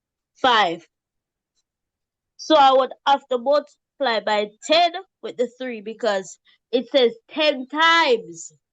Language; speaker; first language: English; native; English